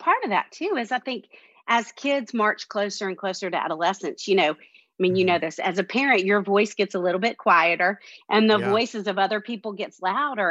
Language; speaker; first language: English; native; English